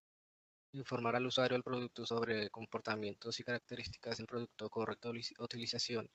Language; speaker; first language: Spanish; native; Spanish